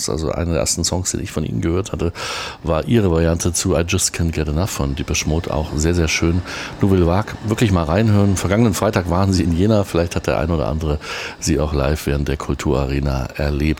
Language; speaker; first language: German; native; German